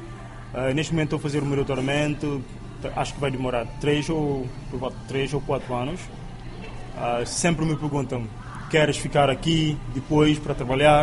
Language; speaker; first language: Portuguese; non-native, local second language; Kabuverdianu